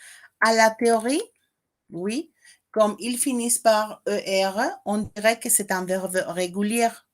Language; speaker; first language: French; non-native, fluent; Spanish